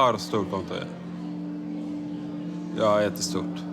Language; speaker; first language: Swedish; non-native, learner; Arabic